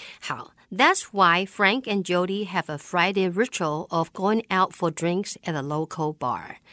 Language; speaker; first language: English; non-native, fluent; Chinese